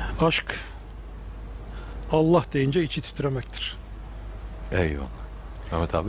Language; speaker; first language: Turkish; native; Turkish